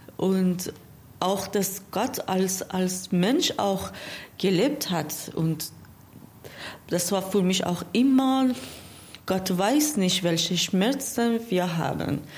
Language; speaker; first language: German; non-native, learner; Persian